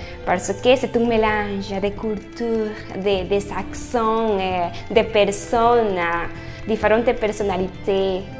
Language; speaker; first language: French; non-native, learner; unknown